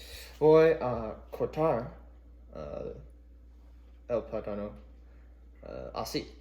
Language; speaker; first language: Spanish; non-native, learner; English